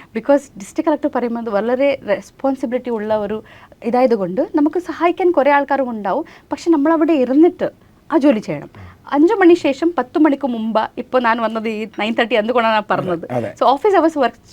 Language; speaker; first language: Malayalam; non-native, local second language; Kannada